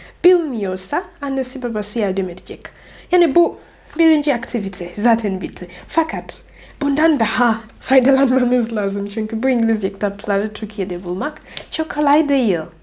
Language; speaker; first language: Turkish; non-native, learner; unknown